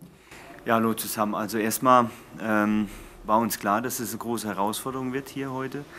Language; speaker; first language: German; native; German